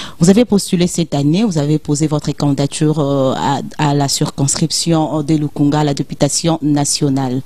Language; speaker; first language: French; non-native, local second language; Lingala